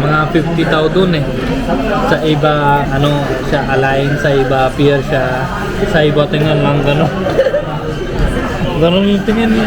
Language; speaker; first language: Filipino; non-native, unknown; Punjabi